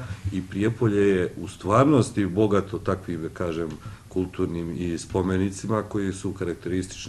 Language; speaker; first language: Bosnian; native; Bosnian